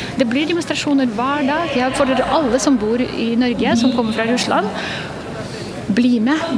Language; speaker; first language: Norwegian; non-native, fluent; Russian